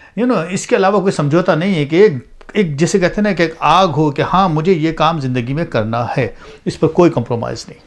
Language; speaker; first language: Urdu; native; Urdu